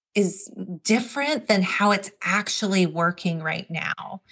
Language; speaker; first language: English; native; English